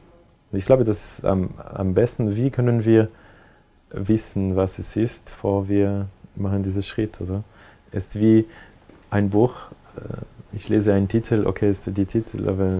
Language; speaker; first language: German; non-native, local second language; French